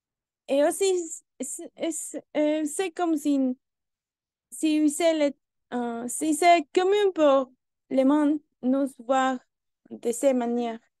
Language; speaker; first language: French; non-native, learner; Spanish